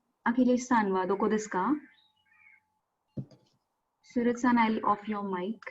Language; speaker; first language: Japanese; non-native, fluent; Marathi